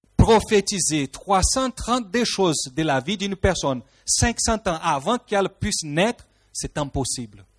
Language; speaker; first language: French; non-native, fluent; Portuguese